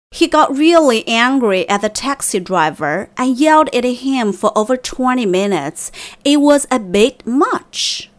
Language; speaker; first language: English; non-native, fluent; Chinese